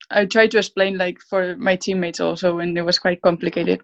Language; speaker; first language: English; non-native, fluent; Spanish